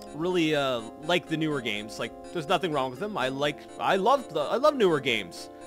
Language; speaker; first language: English; native; English